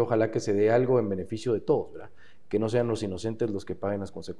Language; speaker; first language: Spanish; native; Spanish